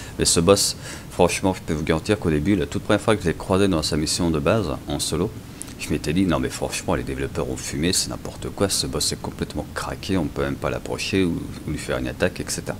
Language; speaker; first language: French; native; French